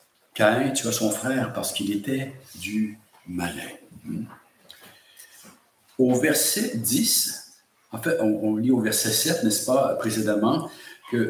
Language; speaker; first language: French; native; French